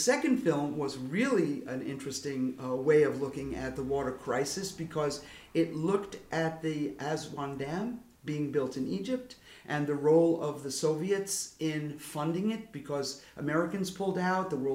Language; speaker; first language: English; native; English